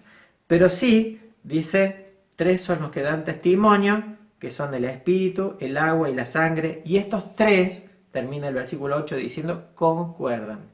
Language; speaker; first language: Spanish; native; Spanish